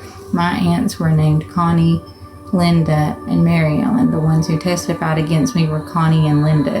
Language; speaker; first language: English; native; English